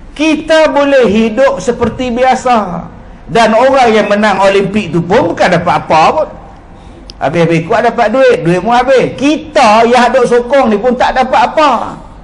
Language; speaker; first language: Malay; native; Malay